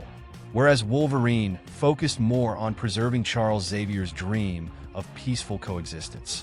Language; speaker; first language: English; native; English